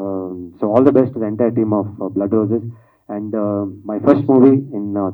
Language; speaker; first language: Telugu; non-native, learner; Kannada